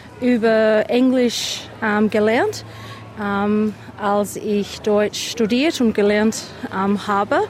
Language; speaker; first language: German; non-native, fluent; English